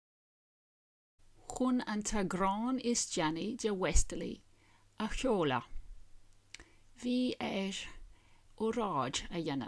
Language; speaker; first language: Irish; non-native, learner; English